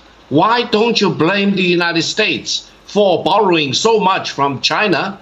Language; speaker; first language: English; non-native, fluent; Chinese